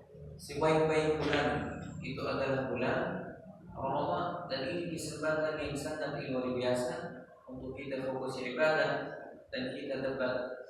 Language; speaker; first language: Indonesian; non-native, learner; Arabic